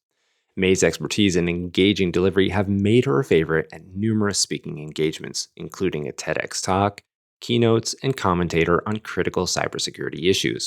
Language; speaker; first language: English; native; English